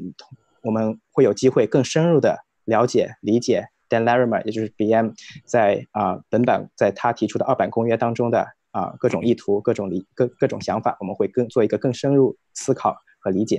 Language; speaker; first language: Chinese; native; Chinese